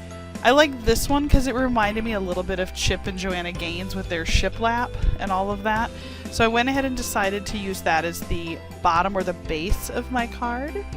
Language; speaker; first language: English; native; English